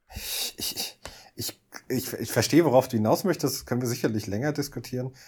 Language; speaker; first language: German; non-native, fluent; English